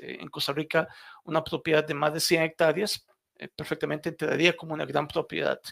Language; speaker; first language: Spanish; native; Spanish